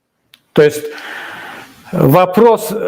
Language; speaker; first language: Russian; non-native, local second language; Tajik